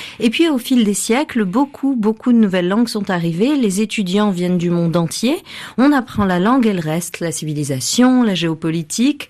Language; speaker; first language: French; native; French